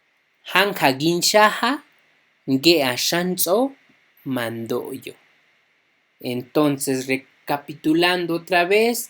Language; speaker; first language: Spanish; non-native, local second language; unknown